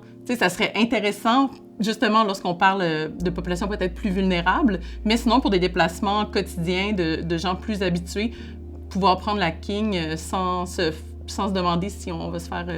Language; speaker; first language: French; native; French